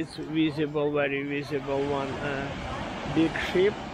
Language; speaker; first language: English; non-native, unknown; Ukrainian